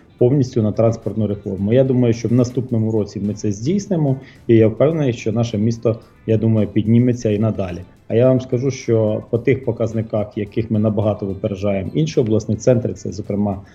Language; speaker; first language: Ukrainian; native; Ukrainian